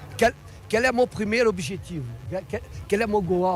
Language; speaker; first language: French; non-native, fluent; Portuguese